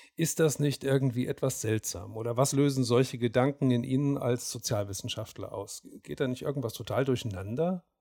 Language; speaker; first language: German; native; German